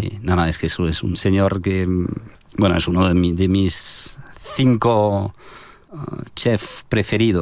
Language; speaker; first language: Spanish; non-native, fluent; French